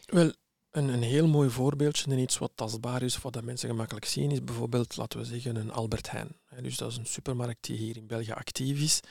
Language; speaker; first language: Dutch; early bilingual, other home language; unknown